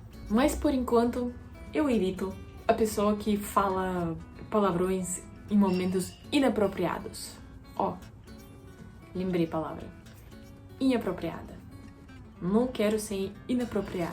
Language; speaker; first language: Portuguese; non-native, fluent; Russian